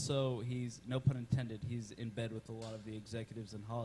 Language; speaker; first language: English; native; English